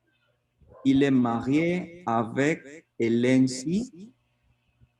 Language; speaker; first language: French; non-native, learner; Spanish